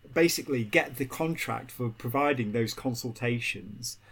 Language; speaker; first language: English; native; English